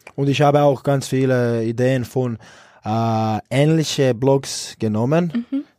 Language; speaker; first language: German; non-native, fluent; Croatian